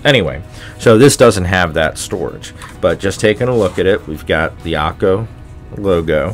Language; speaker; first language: English; native; English